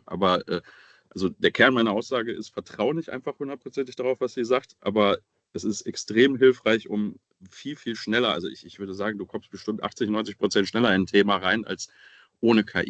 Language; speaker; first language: German; native; German